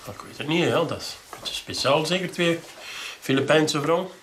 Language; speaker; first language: Dutch; native; Dutch